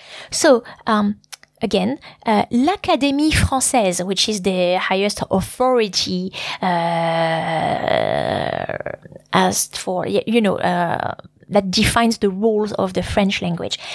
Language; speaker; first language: English; non-native, fluent; French